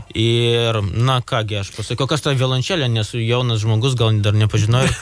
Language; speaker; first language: Lithuanian; non-native, local second language; Russian